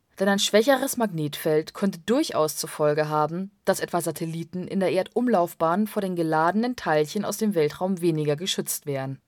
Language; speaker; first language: German; native; German